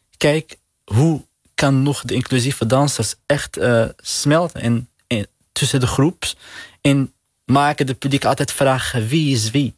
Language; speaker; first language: Dutch; non-native, learner; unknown